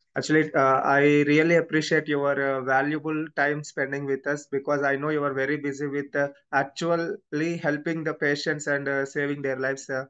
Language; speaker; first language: English; non-native, local second language; Telugu